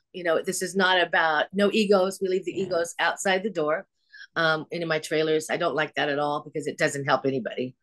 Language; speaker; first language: English; native; English